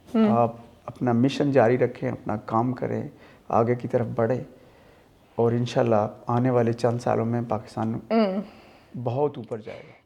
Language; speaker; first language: Urdu; non-native, local second language; Punjabi